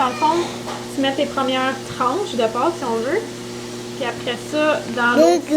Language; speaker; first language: French; native; French